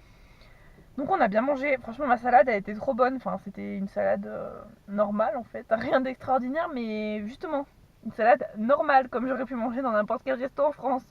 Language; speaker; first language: French; native; French